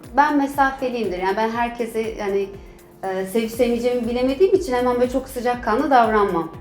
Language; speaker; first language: Turkish; early bilingual, heritage; Turkish